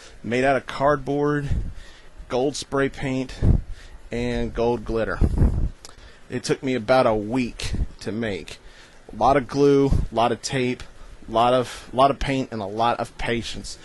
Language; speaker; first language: English; native; English